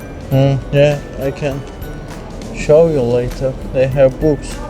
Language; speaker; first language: English; non-native, learner; Turkish